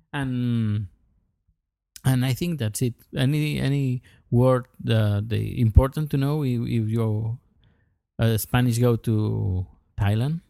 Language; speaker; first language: English; non-native, learner; Spanish